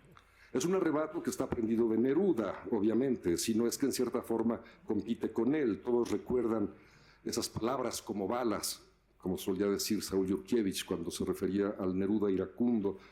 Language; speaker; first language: Spanish; native; Spanish